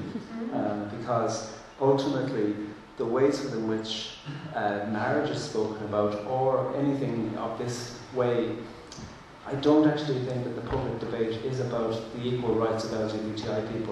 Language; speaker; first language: English; non-native, local second language; Irish